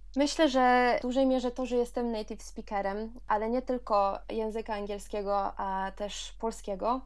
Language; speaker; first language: Polish; early bilingual, heritage; Polish